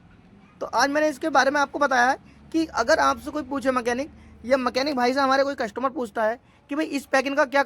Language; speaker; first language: Hindi; native; Hindi